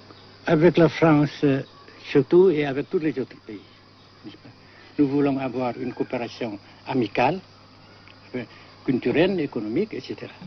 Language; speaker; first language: French; non-native, fluent; Vietnamese